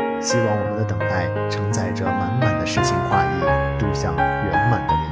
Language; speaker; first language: Chinese; native; Chinese